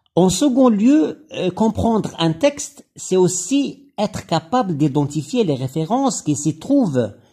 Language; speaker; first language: French; non-native, local second language; Arabic